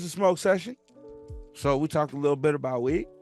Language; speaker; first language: English; native; English